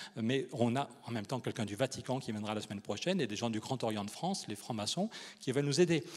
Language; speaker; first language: French; native; French